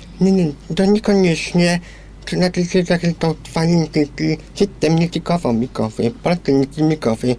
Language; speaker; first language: Polish; non-native, local second language; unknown